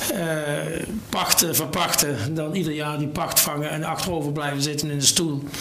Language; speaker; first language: Dutch; native; Dutch